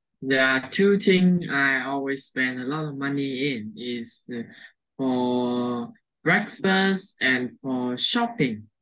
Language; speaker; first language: English; non-native, learner; Vietnamese